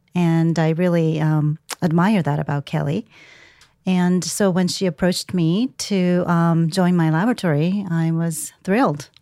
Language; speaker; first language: English; non-native, fluent; Japanese